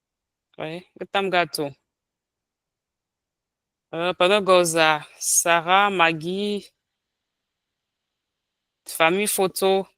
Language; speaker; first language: French; non-native, local second language; Ghomala